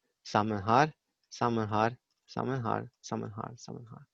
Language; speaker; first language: Norwegian; non-native, learner; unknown